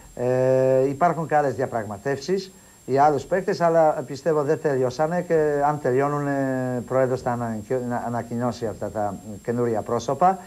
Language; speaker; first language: Greek; non-native, fluent; Polish